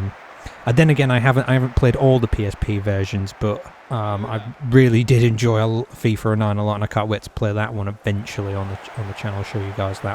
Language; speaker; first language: English; native; English